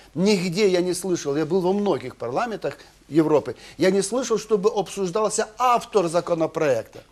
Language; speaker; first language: Russian; non-native, local second language; Ukrainian